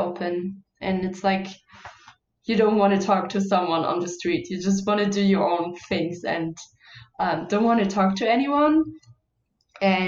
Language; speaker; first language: English; non-native, fluent; German